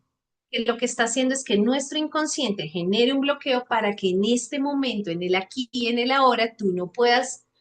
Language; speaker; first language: Spanish; native; Spanish